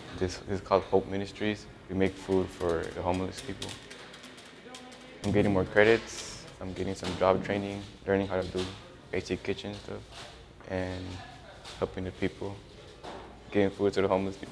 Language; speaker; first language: English; native; English